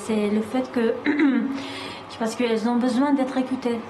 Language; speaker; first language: French; non-native, learner; Persian